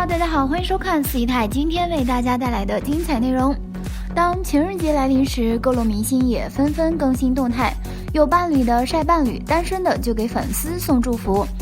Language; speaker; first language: Chinese; native; Chinese